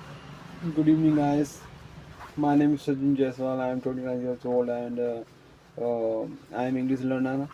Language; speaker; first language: English; non-native, learner; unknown